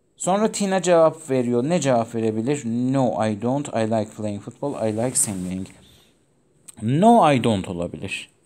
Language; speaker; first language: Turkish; non-native, fluent; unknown